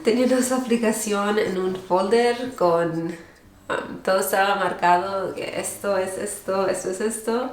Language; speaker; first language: Spanish; early bilingual, heritage; Spanish